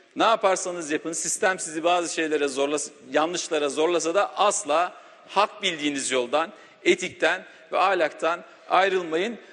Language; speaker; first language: Turkish; native; Turkish